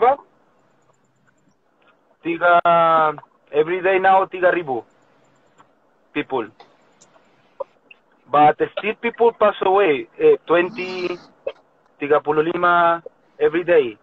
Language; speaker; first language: English; non-native, learner; Spanish